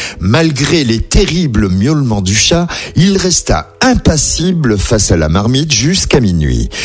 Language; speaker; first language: French; native; French